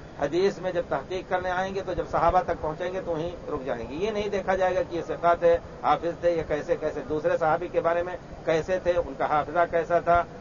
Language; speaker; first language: Urdu; native; Urdu